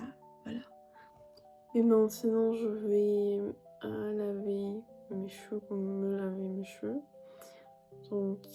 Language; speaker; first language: French; non-native, fluent; Russian